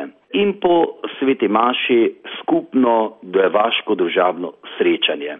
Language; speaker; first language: Slovenian; native; Slovenian